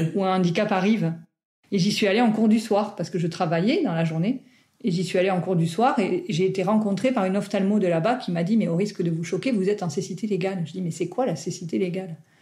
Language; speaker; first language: French; native; French